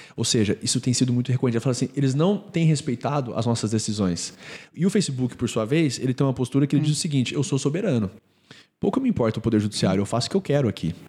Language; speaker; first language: Portuguese; native; Portuguese